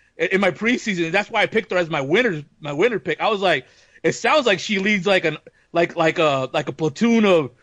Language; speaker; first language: English; native; English